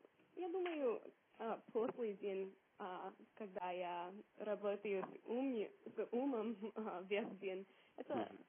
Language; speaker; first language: Russian; non-native, learner; English